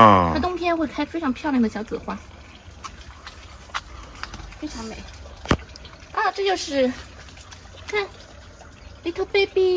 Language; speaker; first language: Chinese; native; Chinese